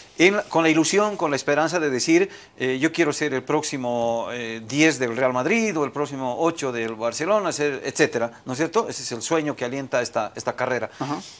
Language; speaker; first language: Spanish; native; Spanish